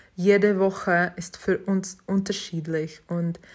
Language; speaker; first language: German; non-native, fluent; Czech